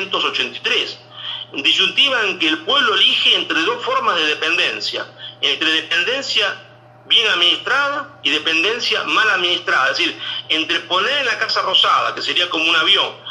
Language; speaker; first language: Spanish; native; Spanish